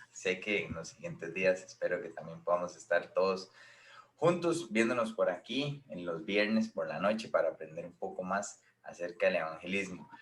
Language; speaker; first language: Spanish; native; Spanish